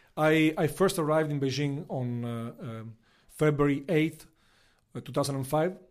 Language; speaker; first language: English; non-native, fluent; Italian